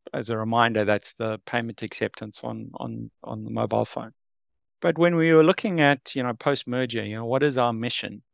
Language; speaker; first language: English; native; English